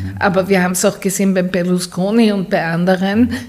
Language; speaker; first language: German; native; German